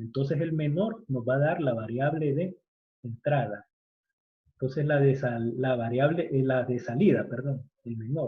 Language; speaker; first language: Spanish; native; Spanish